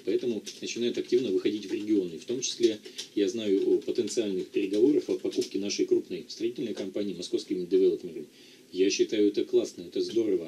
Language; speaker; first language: Russian; native; Russian